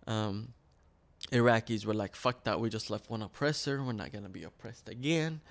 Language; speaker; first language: English; early bilingual, other home language; Arabic